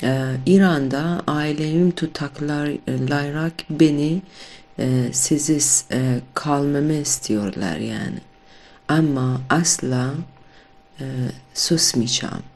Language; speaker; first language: Turkish; non-native, fluent; Kurdish